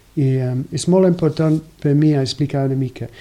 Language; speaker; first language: Catalan; non-native, learner; English